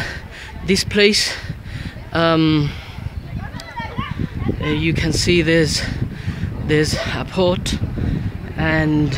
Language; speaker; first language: English; non-native, learner; Spanish